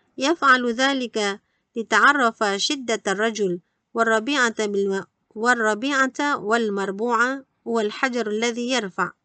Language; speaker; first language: Arabic; non-native, fluent; Malay